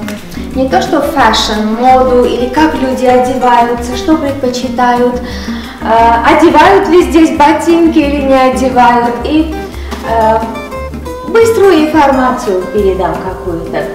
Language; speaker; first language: Russian; non-native, local second language; Armenian